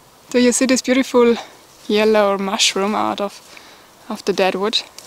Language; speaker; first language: English; non-native, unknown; German